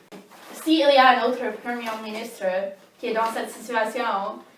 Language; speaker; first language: French; non-native, learner; English